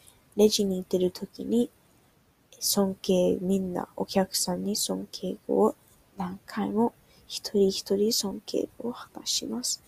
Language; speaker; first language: Japanese; non-native, learner; English